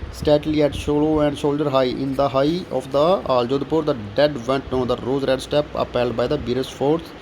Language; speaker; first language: English; non-native, local second language; Punjabi